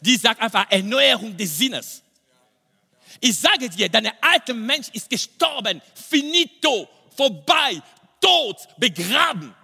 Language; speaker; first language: German; non-native, fluent; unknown